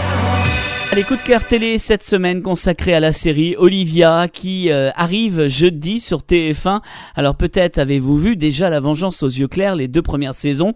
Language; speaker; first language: French; native; French